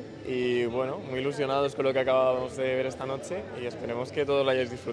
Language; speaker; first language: Spanish; native; Spanish